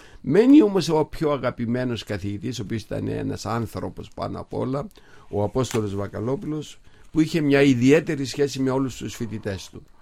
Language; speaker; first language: Greek; non-native, local second language; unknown